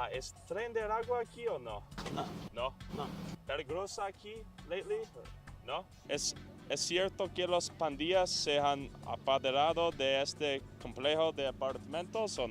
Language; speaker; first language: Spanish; non-native, learner; English